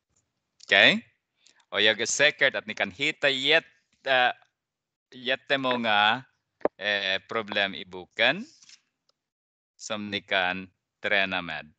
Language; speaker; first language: Swedish; non-native, fluent; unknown